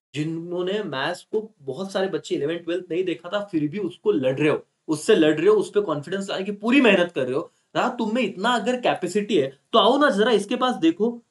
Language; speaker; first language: Hindi; non-native, local second language; Marathi